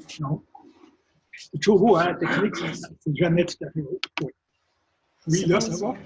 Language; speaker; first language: French; native; French